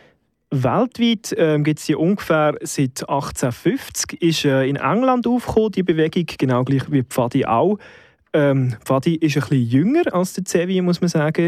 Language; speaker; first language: German; native; German